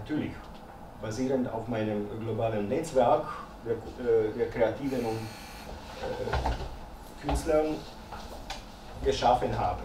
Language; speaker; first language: German; early bilingual, other home language; Croatian